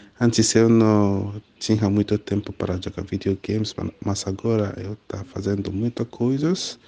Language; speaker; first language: Portuguese; non-native, learner; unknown